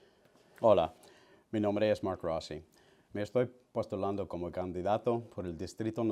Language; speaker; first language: Spanish; early bilingual, heritage; Spanish